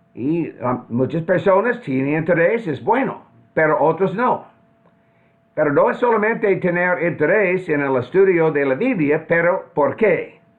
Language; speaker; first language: Spanish; non-native, fluent; English